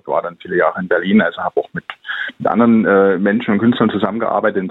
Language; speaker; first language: German; native; German